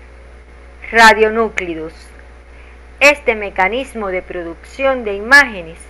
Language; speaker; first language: Spanish; native; Spanish